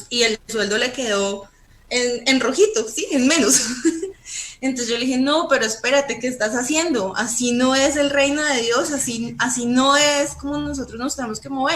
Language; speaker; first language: Spanish; native; Spanish